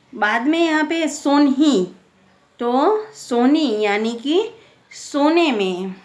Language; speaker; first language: Hindi; non-native, local second language; Gujarati